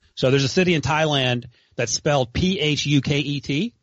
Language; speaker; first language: English; native; English